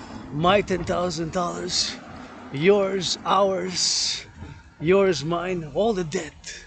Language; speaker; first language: English; non-native, local second language; French